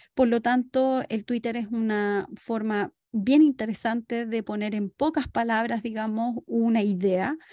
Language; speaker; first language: Spanish; native; Spanish